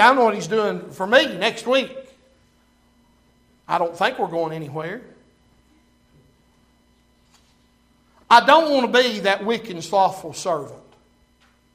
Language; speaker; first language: English; native; English